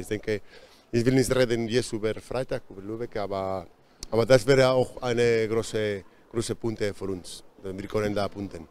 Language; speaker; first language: German; non-native, fluent; Spanish